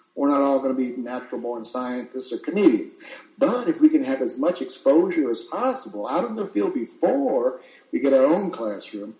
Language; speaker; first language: English; early bilingual, other home language; Italian